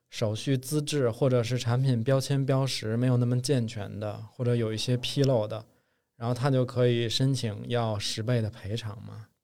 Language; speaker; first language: Chinese; native; Chinese